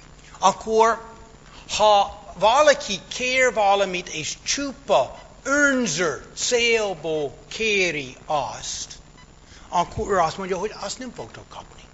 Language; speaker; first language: Hungarian; non-native, fluent; English